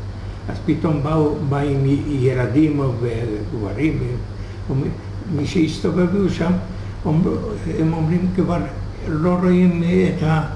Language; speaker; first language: Hebrew; non-native, fluent; Hungarian